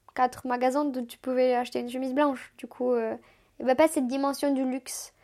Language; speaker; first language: French; non-native, fluent; Romanian